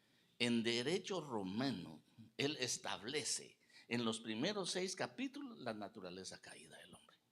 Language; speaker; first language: Spanish; native; Spanish